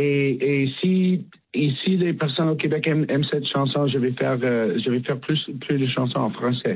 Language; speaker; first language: French; non-native, fluent; English